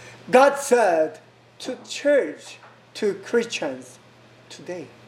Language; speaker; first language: English; non-native, learner; Korean